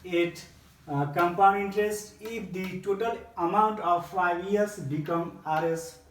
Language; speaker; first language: English; non-native, local second language; Nepali